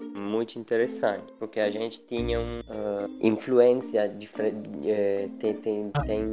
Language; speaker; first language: Portuguese; non-native, learner; Italian